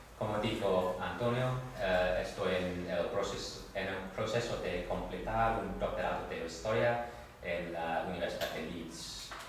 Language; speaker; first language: Spanish; non-native, learner; English